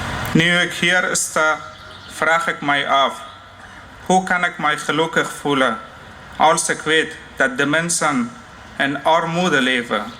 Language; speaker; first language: Dutch; non-native, fluent; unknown